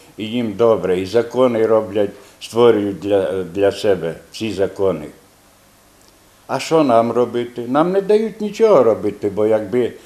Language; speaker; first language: Ukrainian; non-native, local second language; Romany